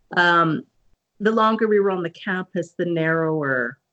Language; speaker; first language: English; native; English